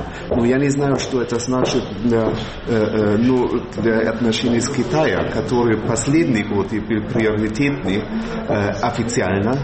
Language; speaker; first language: Russian; non-native, learner; German